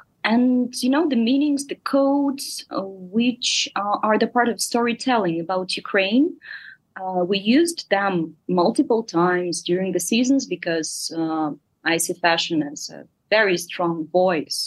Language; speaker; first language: English; non-native, fluent; Ukrainian